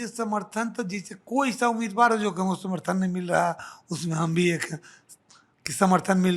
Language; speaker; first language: Hindi; native; Hindi